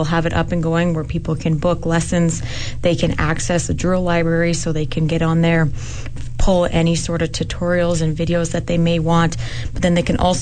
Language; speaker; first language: English; native; English